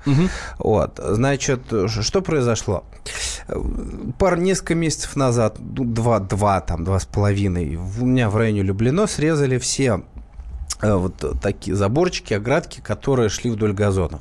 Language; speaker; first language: Russian; native; Russian